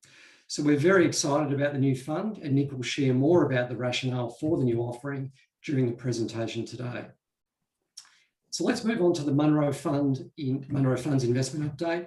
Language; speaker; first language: English; native; English